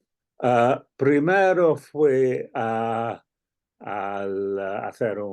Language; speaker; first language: Spanish; non-native, fluent; English